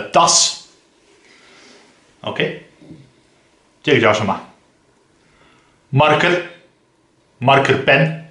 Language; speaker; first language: Chinese; non-native, fluent; Dutch